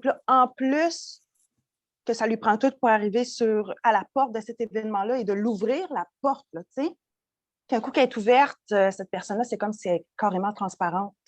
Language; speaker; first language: French; native; French